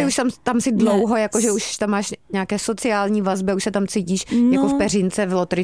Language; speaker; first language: Czech; native; Czech